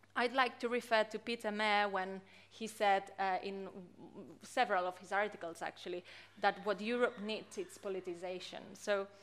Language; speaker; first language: English; non-native, fluent; Catalan